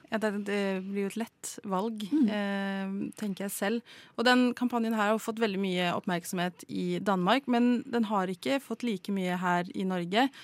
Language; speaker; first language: Norwegian; native; Norwegian